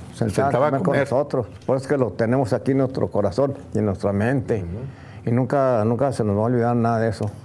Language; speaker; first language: Spanish; native; Spanish